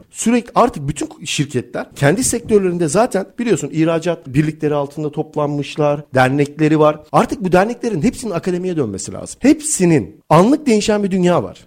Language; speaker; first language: Turkish; native; Turkish